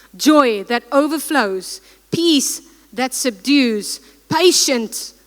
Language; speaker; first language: English; non-native, local second language; Afrikaans